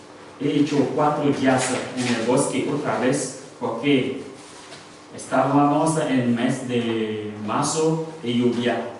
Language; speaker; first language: Spanish; non-native, learner; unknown